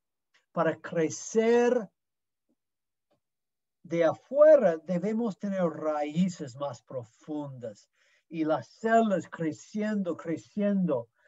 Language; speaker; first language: Spanish; non-native, fluent; English